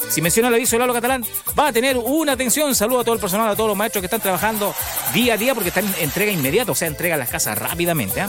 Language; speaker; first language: Spanish; native; Spanish